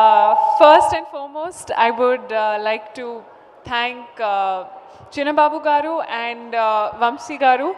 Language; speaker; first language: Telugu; non-native, learner; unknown